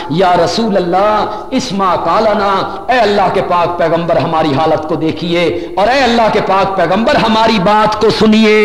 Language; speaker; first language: Urdu; non-native, local second language; Punjabi